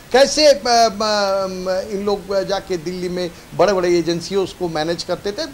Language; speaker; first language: Hindi; native; Hindi